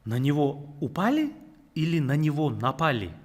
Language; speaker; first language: Russian; non-native, local second language; Kazakh